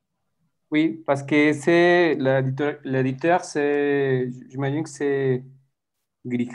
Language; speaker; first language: French; non-native, fluent; Spanish